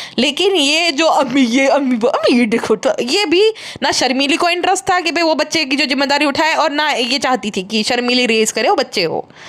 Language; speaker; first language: Hindi; native; Hindi